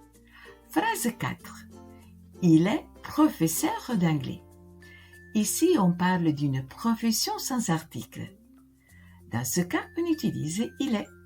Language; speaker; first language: French; non-native, fluent; Italian